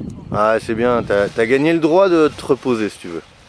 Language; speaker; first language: French; native; French